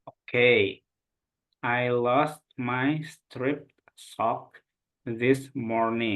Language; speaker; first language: English; non-native, local second language; Indonesian